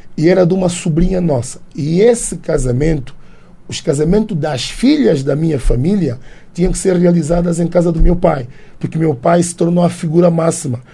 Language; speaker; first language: Portuguese; native; Portuguese